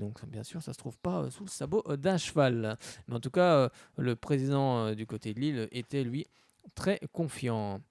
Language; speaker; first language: French; native; French